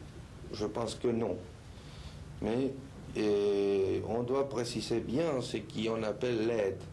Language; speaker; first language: French; non-native, learner; Spanish